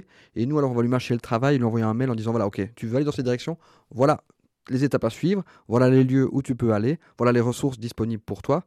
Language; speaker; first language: French; native; French